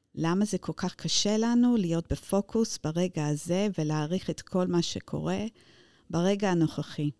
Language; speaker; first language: Hebrew; non-native, fluent; English